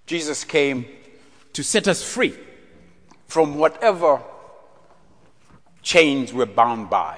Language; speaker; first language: English; non-native, local second language; Ganda